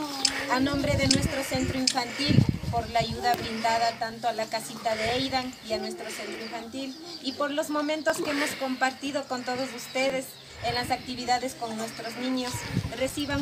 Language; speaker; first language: Spanish; native; Spanish